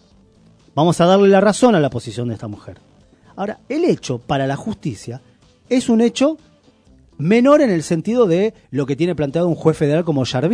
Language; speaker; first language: Spanish; native; Spanish